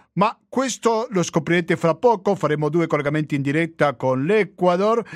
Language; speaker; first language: Italian; non-native, fluent; Spanish